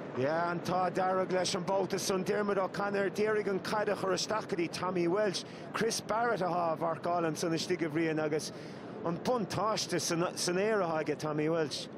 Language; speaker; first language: Irish; native; Irish